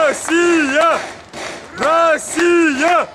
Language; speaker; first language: Russian; native; Russian